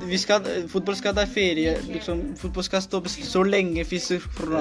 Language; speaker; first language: Norwegian; non-native, learner; Spanish